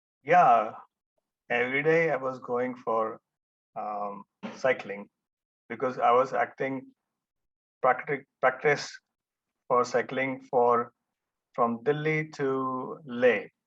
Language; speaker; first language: English; non-native, local second language; Hindi